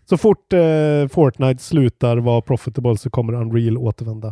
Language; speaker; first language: Swedish; native; Swedish